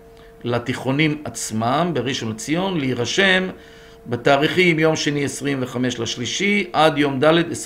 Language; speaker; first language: Hebrew; native; Hebrew